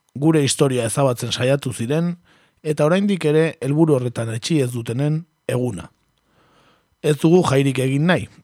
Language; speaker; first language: Basque; native; Basque